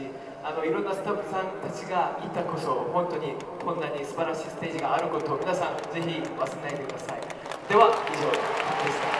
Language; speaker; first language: Japanese; non-native, fluent; Korean